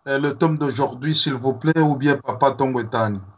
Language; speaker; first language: French; non-native, local second language; Swahili